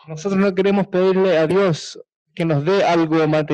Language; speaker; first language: Spanish; native; Spanish